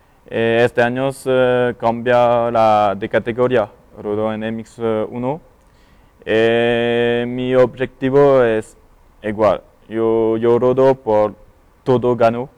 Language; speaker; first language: Spanish; non-native, learner; French